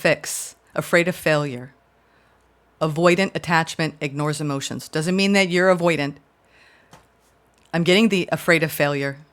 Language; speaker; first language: English; native; English